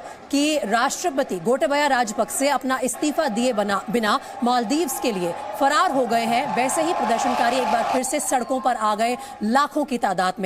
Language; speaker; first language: Hindi; native; Hindi